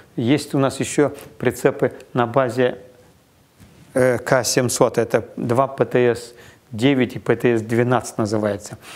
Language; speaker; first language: Russian; non-native, local second language; Kazakh